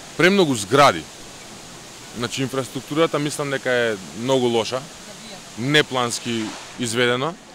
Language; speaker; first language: Macedonian; native; Macedonian